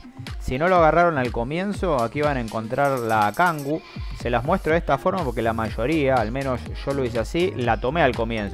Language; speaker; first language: Spanish; native; Spanish